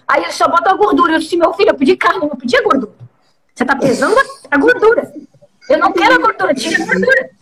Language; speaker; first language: Portuguese; native; Portuguese